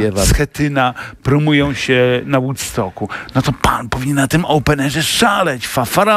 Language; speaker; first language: Polish; native; Polish